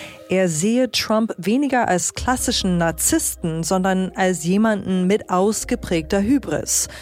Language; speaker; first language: German; native; German